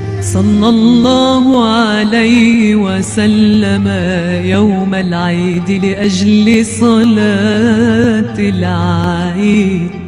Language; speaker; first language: Arabic; non-native, fluent; Indonesian